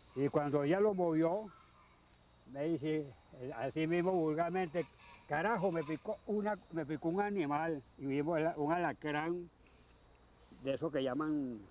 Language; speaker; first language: Spanish; native; Spanish